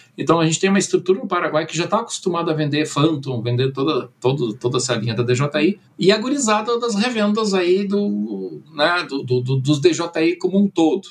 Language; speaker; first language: Portuguese; early bilingual, other home language; German